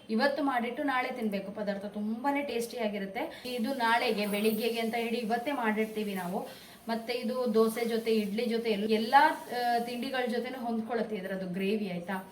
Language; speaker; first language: Kannada; native; Kannada